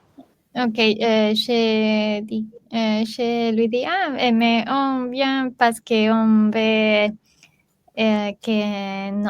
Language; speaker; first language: French; non-native, learner; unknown